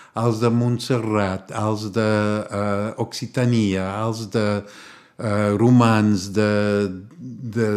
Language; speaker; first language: Catalan; non-native, learner; English